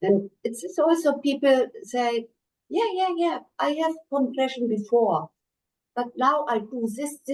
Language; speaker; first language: English; non-native, learner; German